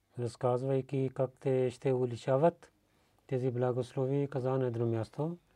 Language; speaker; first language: Bulgarian; non-native, learner; Urdu